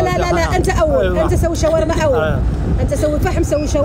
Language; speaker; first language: Arabic; non-native, learner; Pashto